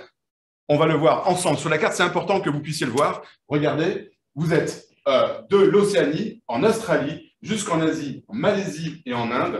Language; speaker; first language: French; native; French